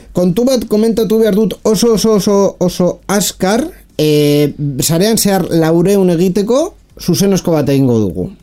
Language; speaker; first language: Basque; non-native, local second language; Spanish